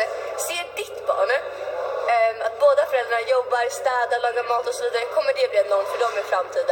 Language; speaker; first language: Swedish; native; Swedish